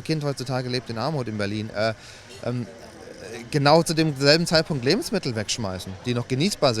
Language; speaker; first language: German; native; German